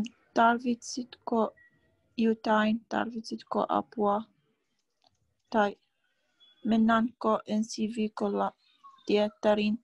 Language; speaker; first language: Finnish; non-native, learner; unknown